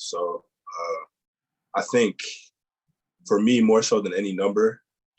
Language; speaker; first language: English; native; English